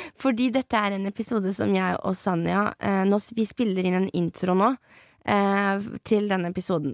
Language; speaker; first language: Norwegian; early bilingual, other home language; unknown